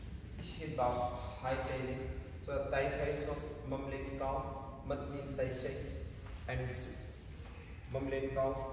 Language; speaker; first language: Vietnamese; non-native, learner; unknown